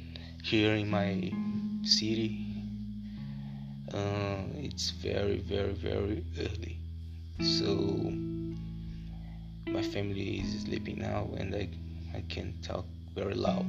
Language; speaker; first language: English; non-native, learner; Portuguese